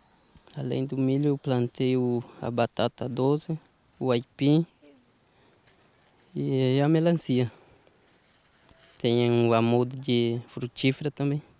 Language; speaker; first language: Portuguese; non-native, local second language; Guarani